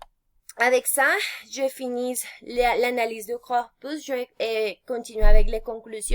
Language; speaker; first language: French; non-native, fluent; Spanish